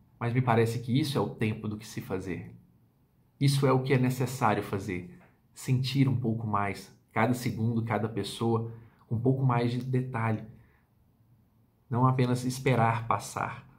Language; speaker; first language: Portuguese; native; Portuguese